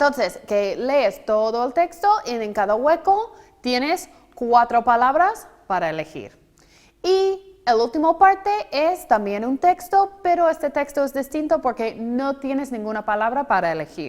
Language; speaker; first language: Spanish; non-native, fluent; English